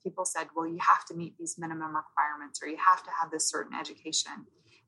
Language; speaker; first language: English; native; English